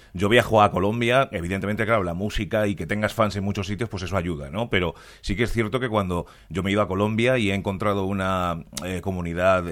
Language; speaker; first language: Spanish; early bilingual, other home language; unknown